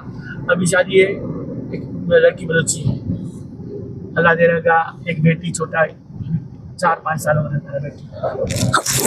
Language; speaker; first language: Hindi; non-native, learner; Baluchi